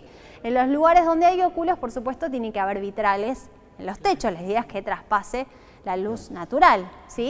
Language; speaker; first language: Spanish; native; Spanish